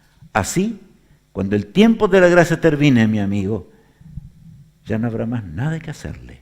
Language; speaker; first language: Spanish; native; Spanish